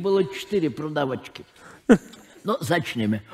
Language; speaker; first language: Czech; non-native, fluent; Russian